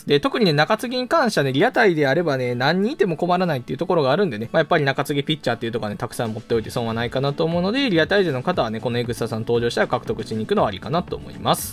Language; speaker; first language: Japanese; native; Japanese